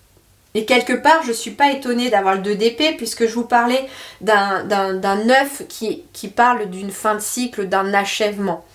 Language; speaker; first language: French; native; French